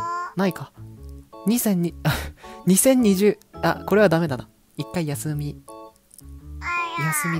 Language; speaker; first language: Japanese; native; Japanese